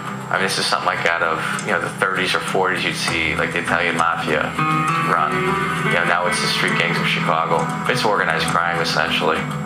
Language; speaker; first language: English; native; English